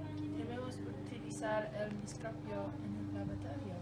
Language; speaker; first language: Spanish; non-native, learner; English